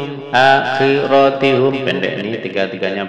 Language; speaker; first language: Indonesian; native; Indonesian